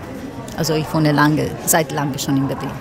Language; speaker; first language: German; non-native, fluent; Italian